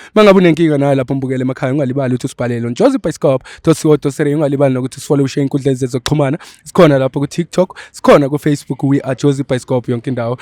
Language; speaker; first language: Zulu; native; Zulu